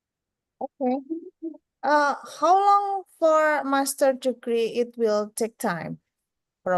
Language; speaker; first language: English; non-native, fluent; Indonesian